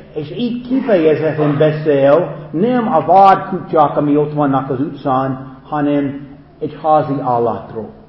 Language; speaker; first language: Hungarian; non-native, fluent; English